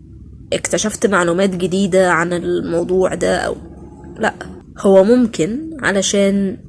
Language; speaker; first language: Arabic; native; Arabic